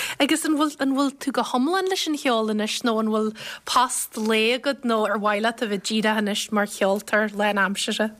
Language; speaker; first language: Irish; native; Irish